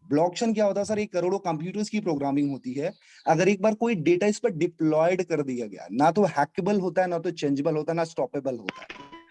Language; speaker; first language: Hindi; native; Hindi